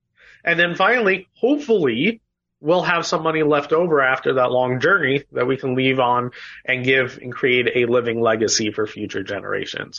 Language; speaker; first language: English; native; English